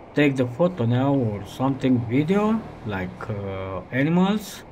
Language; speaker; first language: English; non-native, learner; Romanian